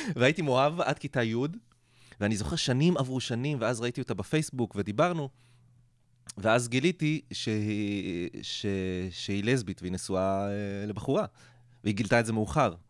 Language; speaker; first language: Hebrew; non-native, local second language; Arabic